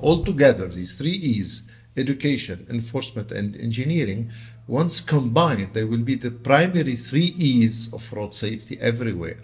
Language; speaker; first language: English; non-native, local second language; Arabic